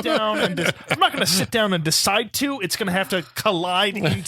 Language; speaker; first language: English; native; English